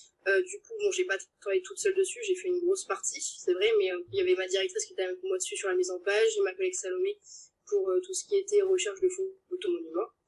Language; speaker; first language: French; native; French